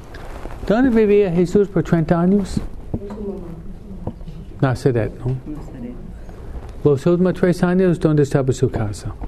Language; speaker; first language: Spanish; non-native, fluent; English